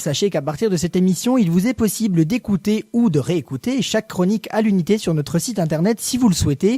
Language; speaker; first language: French; native; French